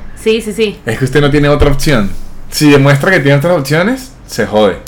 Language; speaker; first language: Spanish; native; Spanish